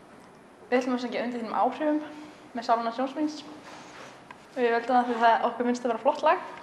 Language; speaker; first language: Icelandic; early bilingual, other home language; Polish